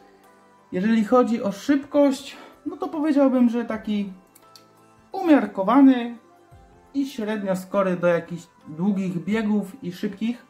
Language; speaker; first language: Polish; native; Polish